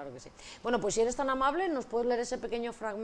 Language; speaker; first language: Spanish; native; Spanish